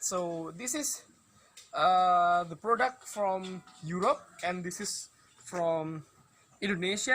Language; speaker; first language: English; non-native, fluent; Indonesian